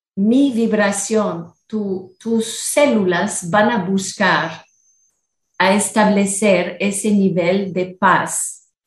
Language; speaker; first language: Spanish; non-native, fluent; English